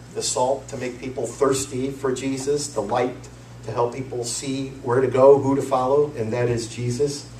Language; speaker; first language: English; native; English